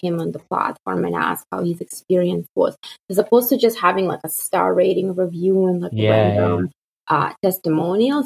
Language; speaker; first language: English; non-native, fluent; Russian